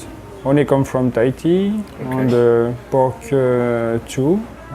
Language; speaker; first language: English; non-native, learner; French